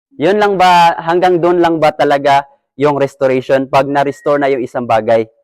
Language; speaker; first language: Filipino; native; Filipino